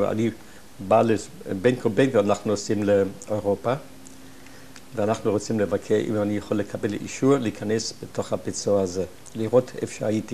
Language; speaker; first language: Hebrew; non-native, fluent; German